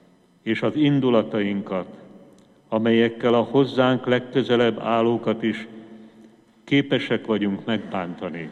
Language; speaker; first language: Hungarian; native; Hungarian